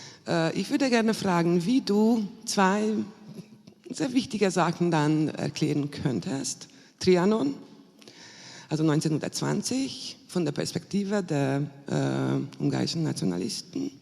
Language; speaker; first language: German; non-native, fluent; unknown